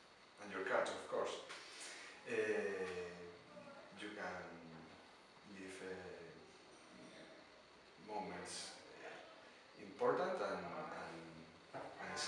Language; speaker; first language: English; non-native, learner; Spanish